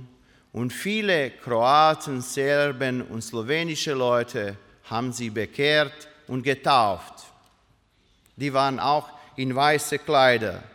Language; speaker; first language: German; non-native, learner; Croatian